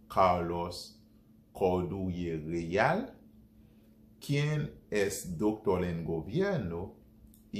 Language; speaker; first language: Spanish; non-native, fluent; Haitian Creole